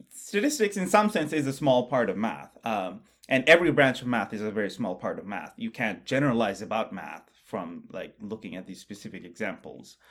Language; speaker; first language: English; non-native, local second language; Bangla